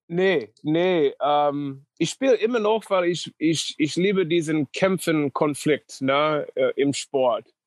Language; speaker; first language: German; non-native, fluent; English